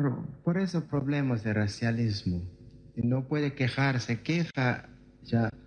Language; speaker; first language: Spanish; non-native, learner; Xhosa